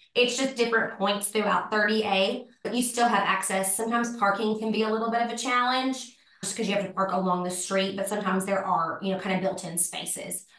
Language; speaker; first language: English; native; English